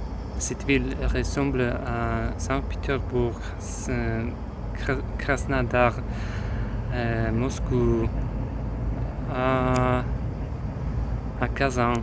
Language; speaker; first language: French; non-native, learner; Russian